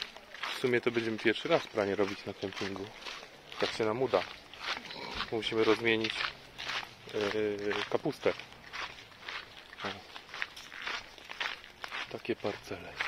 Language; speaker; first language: Polish; native; Polish